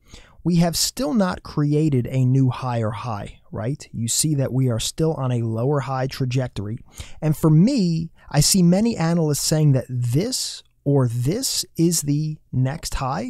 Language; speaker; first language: English; native; English